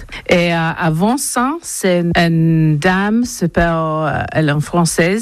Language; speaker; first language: French; non-native, learner; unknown